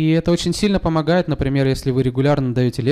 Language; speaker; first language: Russian; native; Russian